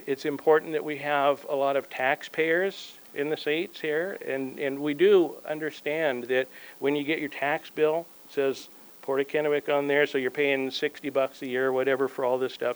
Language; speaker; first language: English; native; English